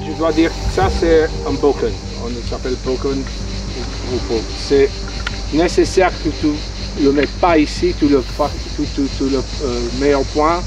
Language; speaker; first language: French; non-native, fluent; English